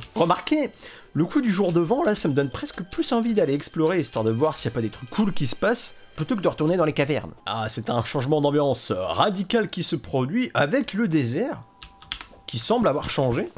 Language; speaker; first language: French; native; French